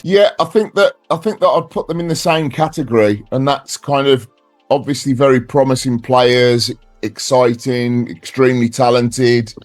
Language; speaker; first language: English; native; English